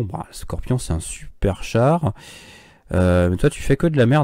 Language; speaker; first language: French; native; French